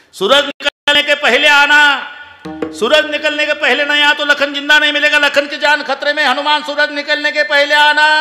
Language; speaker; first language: Hindi; non-native, local second language; Marathi